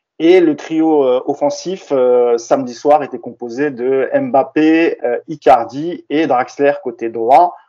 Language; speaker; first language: French; native; French